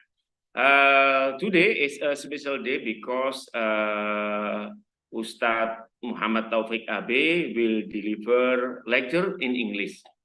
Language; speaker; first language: English; non-native, learner; Indonesian